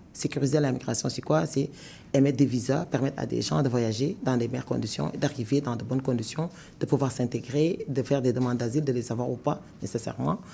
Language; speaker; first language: French; non-native, local second language; Wolof